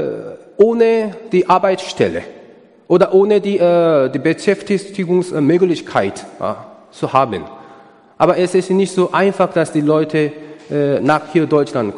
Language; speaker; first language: German; non-native, learner; Korean